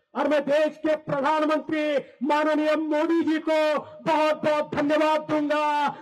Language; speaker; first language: Hindi; non-native, local second language; Marathi